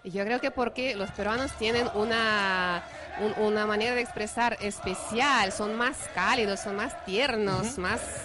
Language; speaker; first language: Spanish; non-native, fluent; Russian